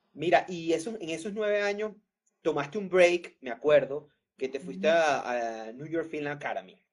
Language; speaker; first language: Spanish; native; Spanish